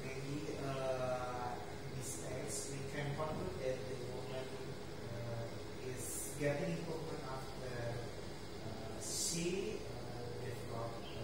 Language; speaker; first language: English; non-native, learner; Indonesian